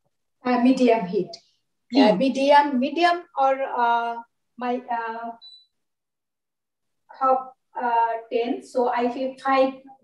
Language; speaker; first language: English; non-native, learner; Bangla